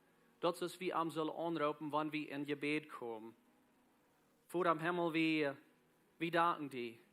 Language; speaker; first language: German; non-native, learner; Plautdietsch